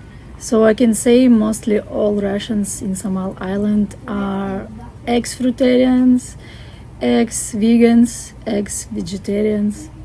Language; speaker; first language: English; non-native, fluent; Russian